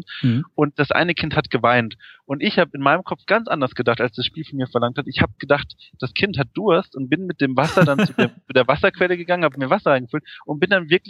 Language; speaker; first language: German; native; German